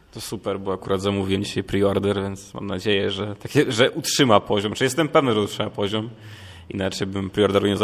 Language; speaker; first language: Polish; native; Polish